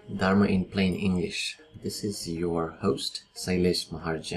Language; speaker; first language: English; non-native, local second language; Nepali